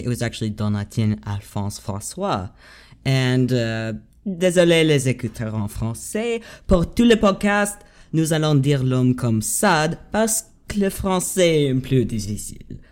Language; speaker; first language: French; non-native, learner; English